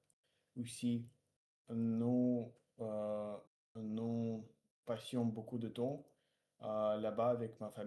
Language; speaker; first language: French; non-native, learner; Russian